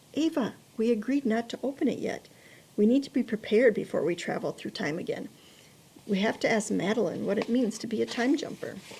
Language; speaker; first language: English; native; English